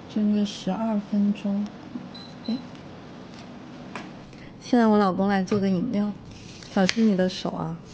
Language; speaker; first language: Chinese; native; Chinese